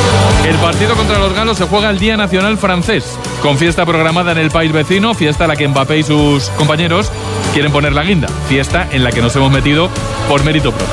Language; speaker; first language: Spanish; native; Spanish